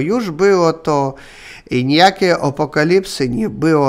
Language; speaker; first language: Polish; non-native, learner; Russian